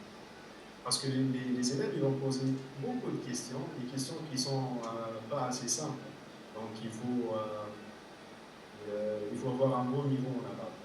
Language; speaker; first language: French; non-native, fluent; Arabic